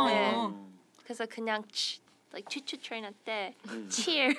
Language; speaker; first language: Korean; early bilingual, heritage; Korean